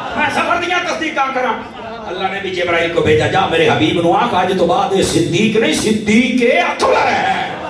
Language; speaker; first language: Urdu; non-native, local second language; Punjabi